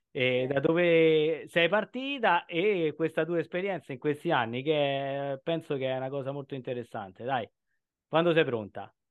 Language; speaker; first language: Italian; native; Italian